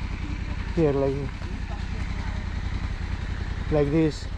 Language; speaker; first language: English; non-native, learner; Spanish